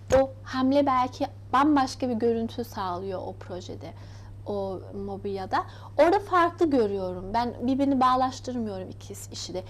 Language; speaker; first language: Turkish; early bilingual, heritage; Turkish